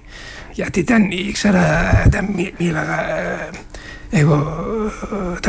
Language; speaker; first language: Greek; non-native, fluent; Turkish